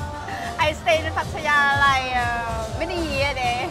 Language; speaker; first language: English; non-native, learner; Thai